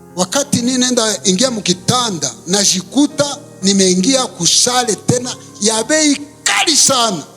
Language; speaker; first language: Swahili; non-native, local second language; Kinyarwanda